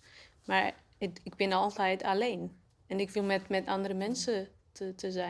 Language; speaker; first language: Dutch; non-native, learner; Portuguese